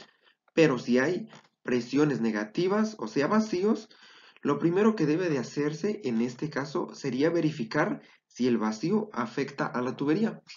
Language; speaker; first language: Spanish; native; Spanish